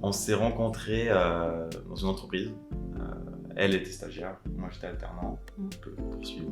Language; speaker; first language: French; native; French